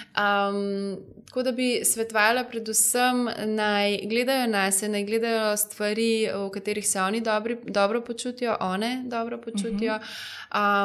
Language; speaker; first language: Slovenian; native; Slovenian